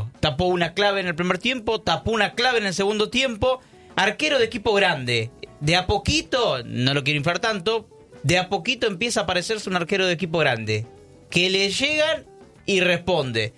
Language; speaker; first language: Spanish; native; Spanish